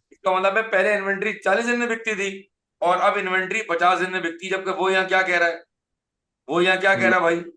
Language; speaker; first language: Urdu; native; Urdu